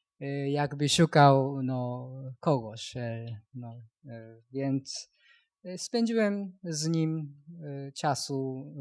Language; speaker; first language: Polish; non-native, learner; Japanese